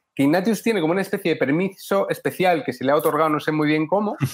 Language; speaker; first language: Spanish; native; Spanish